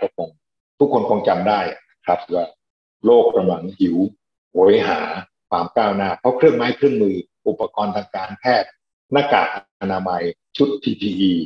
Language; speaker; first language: Thai; native; Thai